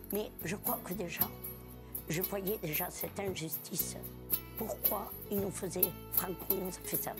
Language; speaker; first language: French; early bilingual, other home language; Catalan